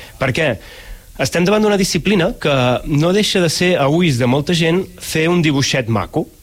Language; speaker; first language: Catalan; native; Catalan